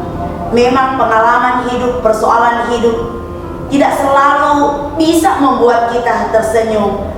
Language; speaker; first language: Indonesian; native; Indonesian